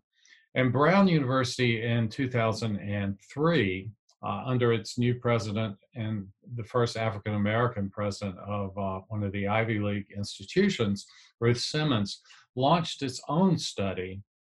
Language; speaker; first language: English; native; English